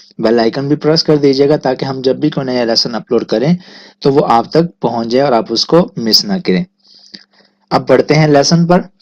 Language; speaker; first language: Urdu; native; Urdu